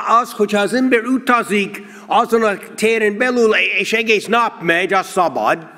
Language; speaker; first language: Hungarian; non-native, learner; English